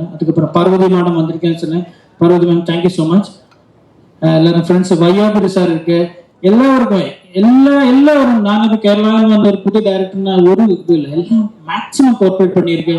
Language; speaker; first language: Tamil; non-native, learner; Malayalam